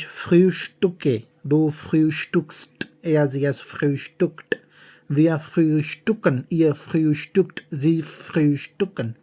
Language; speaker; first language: German; non-native, learner; Urdu